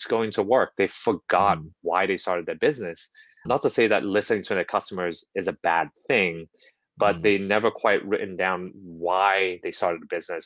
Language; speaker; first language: English; non-native, local second language; Cantonese